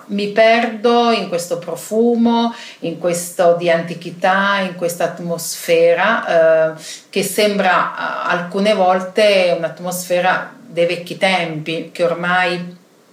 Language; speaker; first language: Italian; native; Italian